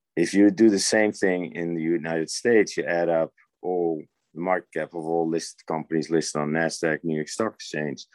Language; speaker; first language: English; non-native, fluent; Dutch